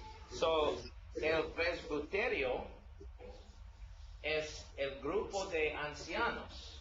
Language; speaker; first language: Spanish; non-native, learner; English